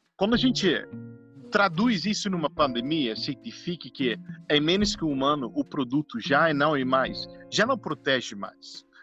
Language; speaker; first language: Portuguese; non-native, fluent; Dutch